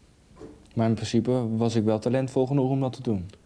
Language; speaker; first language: Dutch; native; Dutch